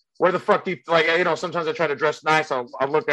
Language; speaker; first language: English; early bilingual, other home language; Spanish